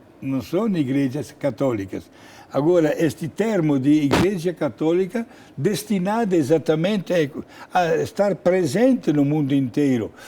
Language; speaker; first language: Portuguese; non-native, fluent; Italian